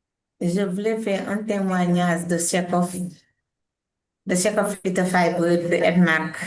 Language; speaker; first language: French; non-native, learner; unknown